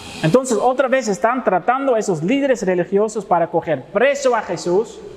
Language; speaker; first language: Spanish; non-native, fluent; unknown